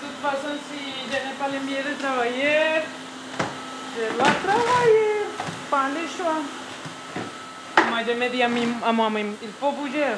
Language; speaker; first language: French; non-native, learner; Spanish